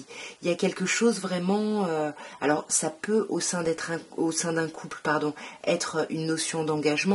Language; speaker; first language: French; native; French